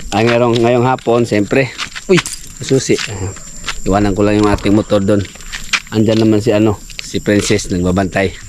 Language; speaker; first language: Filipino; non-native, local second language; Cebuano